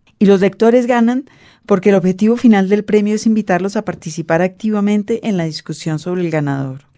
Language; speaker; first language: Spanish; native; Spanish